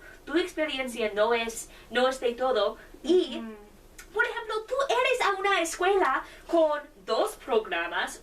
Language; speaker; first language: Spanish; non-native, learner; English